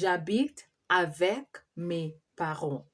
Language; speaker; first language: French; non-native, fluent; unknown